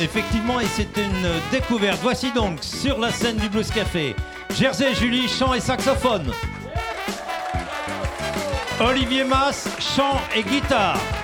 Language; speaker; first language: French; native; French